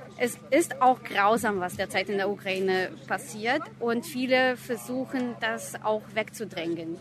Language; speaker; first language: German; non-native, fluent; Russian